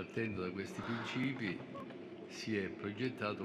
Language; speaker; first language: Italian; native; Italian